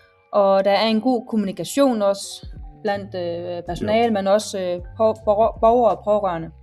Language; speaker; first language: Danish; native; Danish